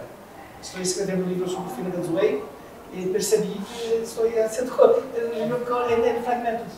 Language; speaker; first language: Spanish; non-native, fluent; Portuguese